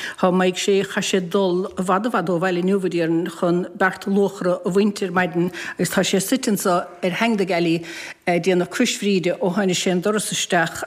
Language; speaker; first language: Irish; native; Irish